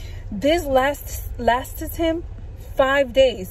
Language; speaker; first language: English; early bilingual, other home language; Spanish